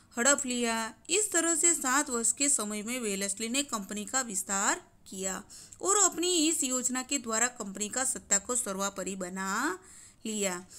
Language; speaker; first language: Hindi; non-native, local second language; Gujarati